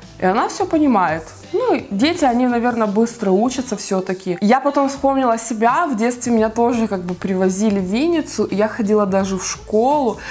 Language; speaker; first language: Russian; native; Russian